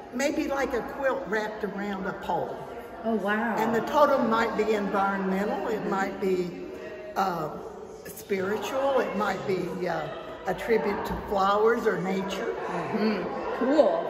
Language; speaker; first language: English; native; English